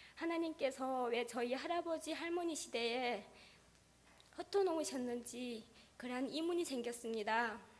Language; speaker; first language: Korean; native; Korean